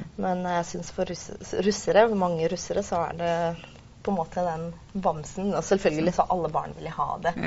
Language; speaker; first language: Norwegian; non-native, fluent; Russian